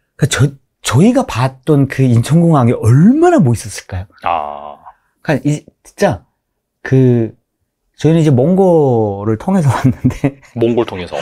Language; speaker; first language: Korean; native; Korean